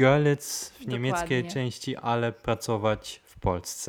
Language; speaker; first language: Polish; non-native, fluent; German